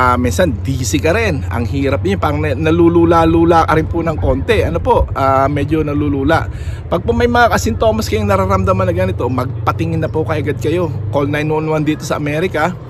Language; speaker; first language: Filipino; native; Filipino